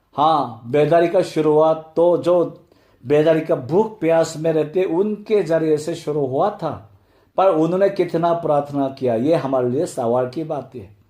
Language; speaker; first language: Hindi; non-native, fluent; Korean